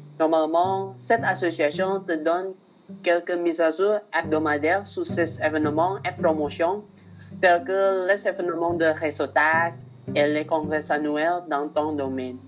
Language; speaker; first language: French; non-native, learner; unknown